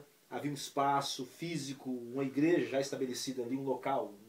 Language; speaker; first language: Portuguese; native; Portuguese